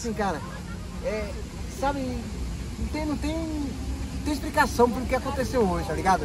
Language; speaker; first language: Portuguese; native; Portuguese